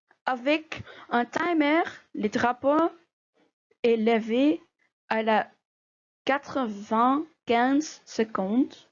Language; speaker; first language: French; non-native, local second language; Dutch